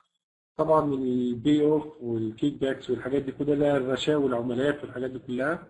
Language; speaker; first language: Arabic; native; Arabic